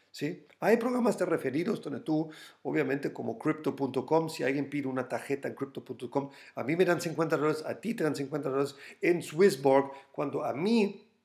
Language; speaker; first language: Spanish; non-native, fluent; German